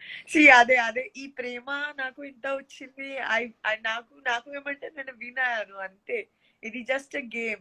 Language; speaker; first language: Telugu; non-native, learner; Gujarati